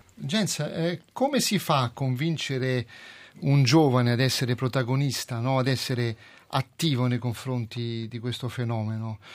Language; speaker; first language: Italian; native; Italian